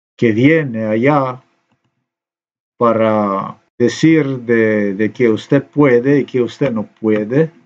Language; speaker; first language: Spanish; non-native, learner; Slovenian